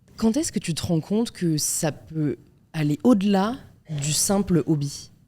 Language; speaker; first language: French; native; French